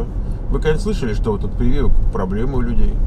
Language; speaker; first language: Russian; native; Russian